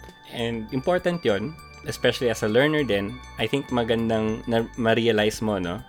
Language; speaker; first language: English; non-native, local second language; Filipino